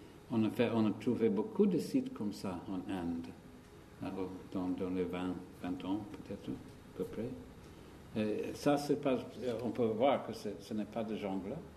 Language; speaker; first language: French; non-native, learner; English